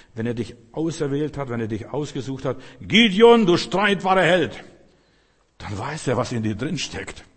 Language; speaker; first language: German; non-native, fluent; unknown